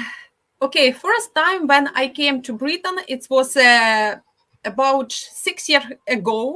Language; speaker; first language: English; non-native, fluent; Ukrainian